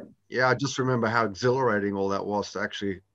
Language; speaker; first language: English; native; English